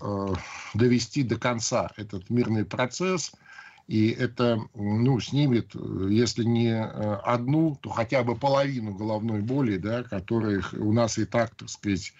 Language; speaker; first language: Russian; native; Russian